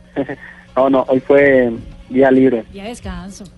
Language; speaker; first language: Spanish; native; Spanish